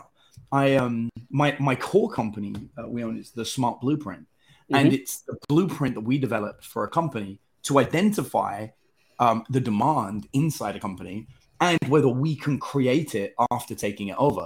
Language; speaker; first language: English; native; English